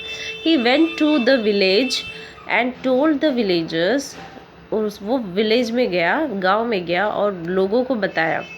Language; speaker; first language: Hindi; native; Hindi